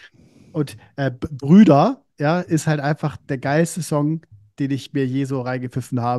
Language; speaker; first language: German; native; German